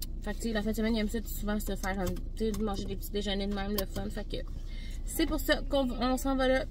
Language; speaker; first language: French; native; French